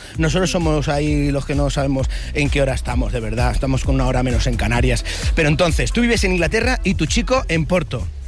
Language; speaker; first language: Spanish; native; Spanish